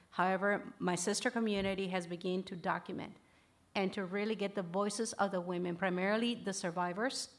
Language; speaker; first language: English; early bilingual, other home language; Spanish